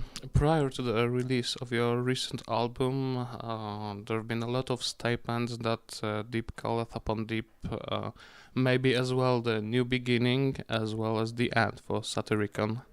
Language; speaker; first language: English; non-native, fluent; Polish